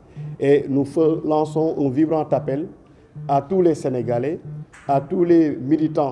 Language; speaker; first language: French; non-native, local second language; Wolof